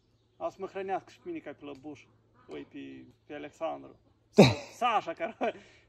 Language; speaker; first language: Romanian; native; Romanian